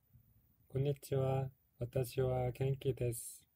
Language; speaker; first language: Japanese; non-native, learner; Korean